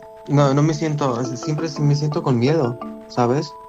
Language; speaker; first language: Spanish; non-native, learner; Arabic